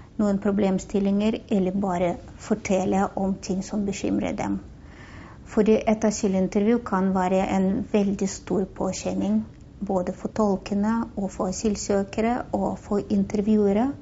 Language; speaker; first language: Norwegian; non-native, fluent; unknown